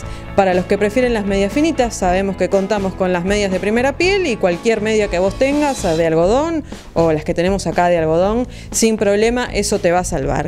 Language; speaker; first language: Spanish; native; Spanish